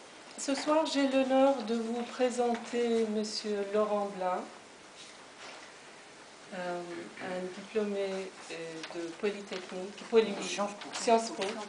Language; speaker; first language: French; non-native, fluent; Persian